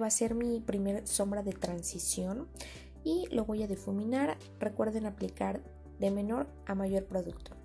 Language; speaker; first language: Spanish; native; Spanish